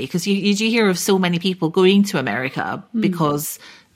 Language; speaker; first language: English; native; English